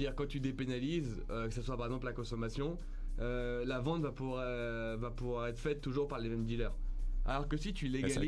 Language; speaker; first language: French; native; French